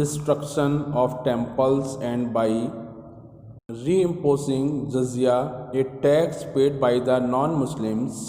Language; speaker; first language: English; non-native, local second language; Hindi